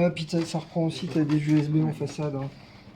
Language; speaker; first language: French; native; French